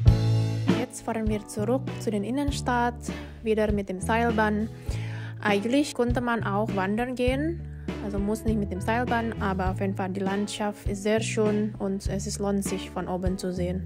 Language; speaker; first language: German; non-native, fluent; Indonesian